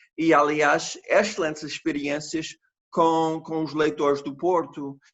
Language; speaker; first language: Portuguese; non-native, fluent; English